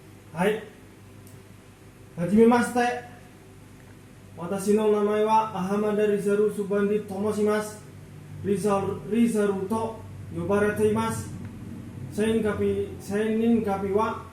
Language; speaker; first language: Japanese; non-native, learner; Indonesian